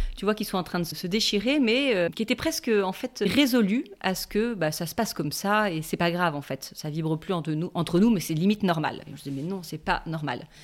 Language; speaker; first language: French; native; French